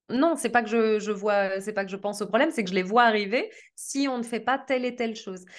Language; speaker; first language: French; early bilingual, other home language; Portuguese